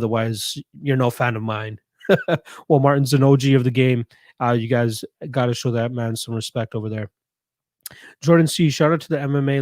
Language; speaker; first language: English; native; English